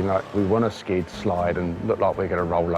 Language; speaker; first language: English; native; English